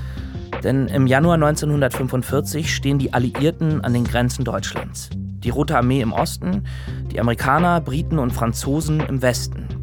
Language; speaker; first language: German; native; German